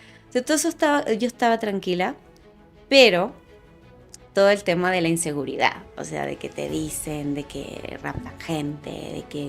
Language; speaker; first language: Spanish; native; Spanish